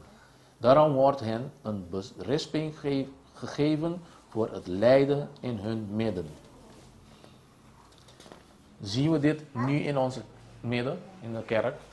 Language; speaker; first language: Dutch; non-native, local second language; Papiamento